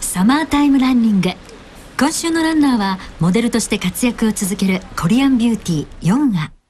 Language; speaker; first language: Japanese; native; Japanese